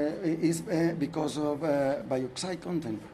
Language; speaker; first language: English; non-native, learner; Spanish